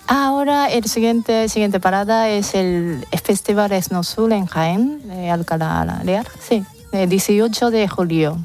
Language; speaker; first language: Spanish; non-native, fluent; Japanese